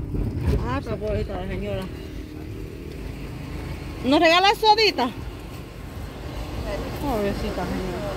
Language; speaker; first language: Spanish; native; Spanish